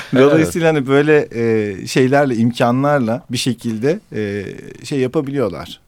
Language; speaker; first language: Turkish; native; Turkish